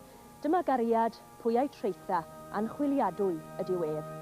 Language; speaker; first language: Welsh; native; Welsh